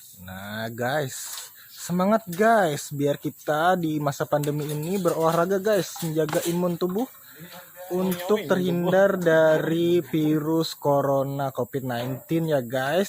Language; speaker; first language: Indonesian; non-native, local second language; Banjar